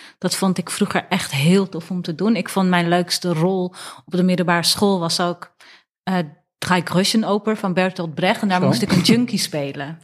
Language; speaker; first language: Dutch; early bilingual, other home language; Persian